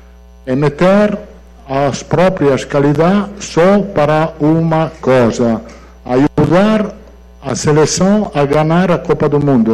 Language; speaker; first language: Portuguese; non-native, fluent; Italian